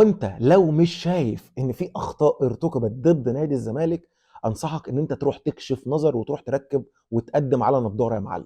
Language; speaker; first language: Arabic; native; Arabic